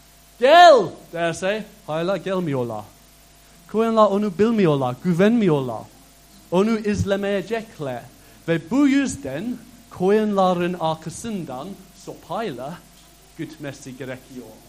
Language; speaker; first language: Turkish; non-native, fluent; English